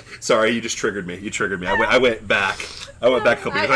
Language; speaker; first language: English; native; English